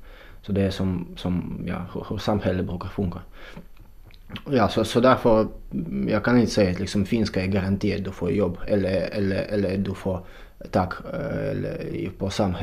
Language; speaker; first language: Swedish; non-native, fluent; Russian